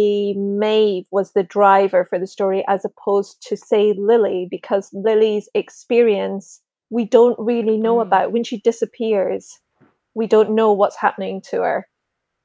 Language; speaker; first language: English; native; English